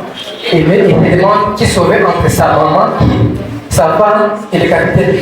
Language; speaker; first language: French; non-native, local second language; Swahili